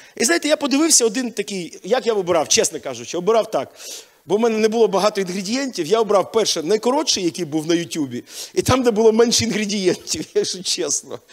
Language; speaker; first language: Ukrainian; non-native, local second language; Russian